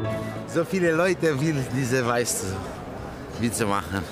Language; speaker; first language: German; non-native, learner; Romanian